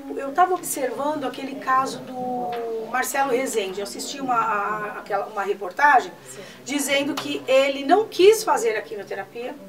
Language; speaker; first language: Portuguese; native; Portuguese